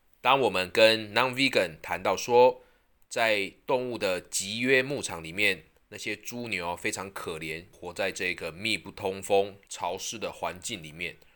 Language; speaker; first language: Chinese; native; Chinese